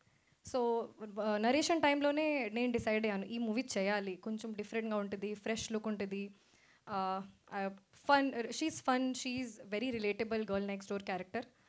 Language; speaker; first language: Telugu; non-native, fluent; Hindi